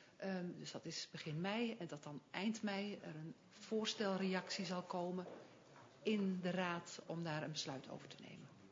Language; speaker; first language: Dutch; native; Dutch